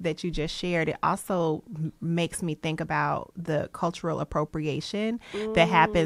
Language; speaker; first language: English; native; English